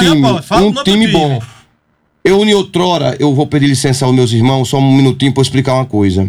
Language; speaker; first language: Portuguese; native; Portuguese